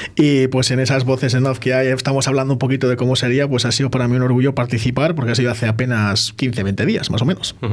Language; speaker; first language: Spanish; native; Spanish